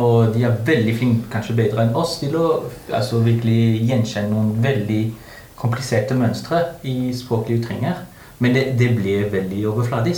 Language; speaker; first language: Norwegian; non-native, fluent; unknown